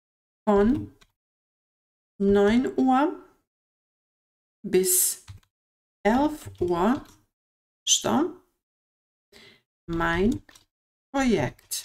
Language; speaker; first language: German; non-native, fluent; Bosnian